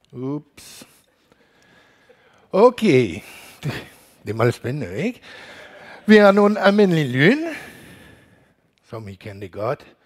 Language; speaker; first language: Danish; non-native, learner; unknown